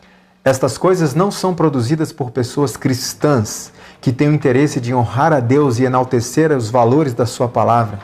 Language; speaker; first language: Portuguese; native; Portuguese